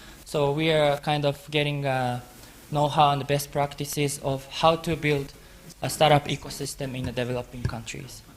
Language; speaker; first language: English; non-native, fluent; Japanese